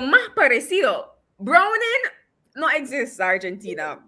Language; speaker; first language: Spanish; non-native, fluent; English